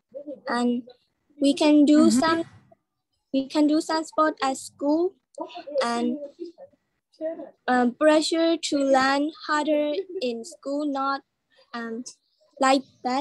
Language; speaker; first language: English; non-native, learner; Burmese